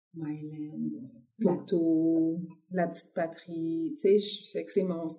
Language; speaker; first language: French; native; French